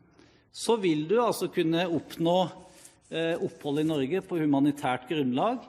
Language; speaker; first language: Norwegian; native; Norwegian